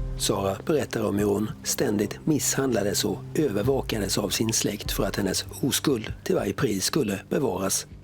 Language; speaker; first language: Swedish; native; Swedish